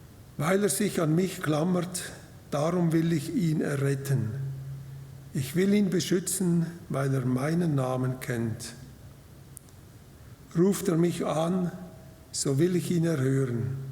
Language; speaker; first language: German; native; German